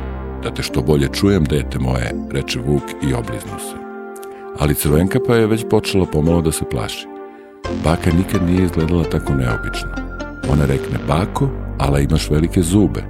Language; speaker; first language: Serbian; native; Serbian